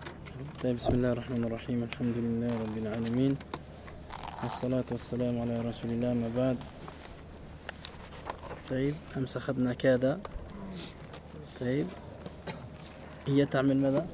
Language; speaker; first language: Arabic; early bilingual, heritage; French